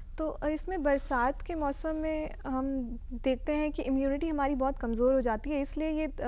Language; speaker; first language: Hindi; native; Hindi